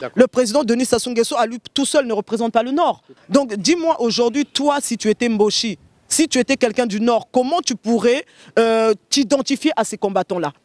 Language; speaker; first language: French; non-native, local second language; Lingala